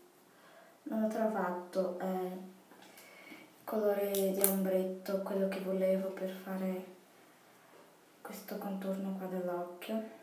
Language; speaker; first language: Italian; non-native, fluent; Portuguese